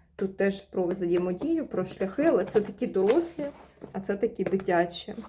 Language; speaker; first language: Ukrainian; non-native, local second language; Russian